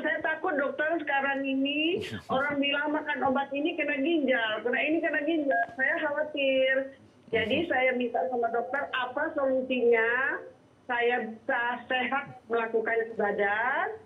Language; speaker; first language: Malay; non-native, local second language; Sundanese